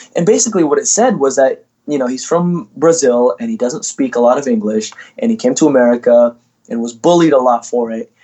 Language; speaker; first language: English; early bilingual, other home language; Indonesian